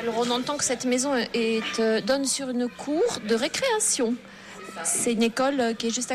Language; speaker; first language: French; native; French